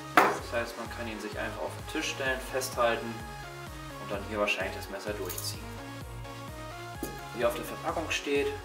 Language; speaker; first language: German; native; German